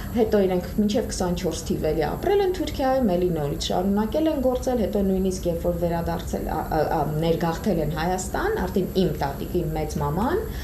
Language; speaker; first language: Armenian; native; Armenian